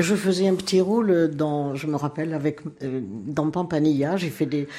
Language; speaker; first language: French; native; French